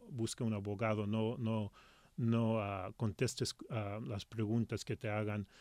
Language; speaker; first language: Spanish; early bilingual, heritage; Spanish